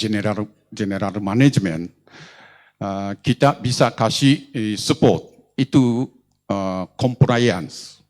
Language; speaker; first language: Indonesian; non-native, learner; Japanese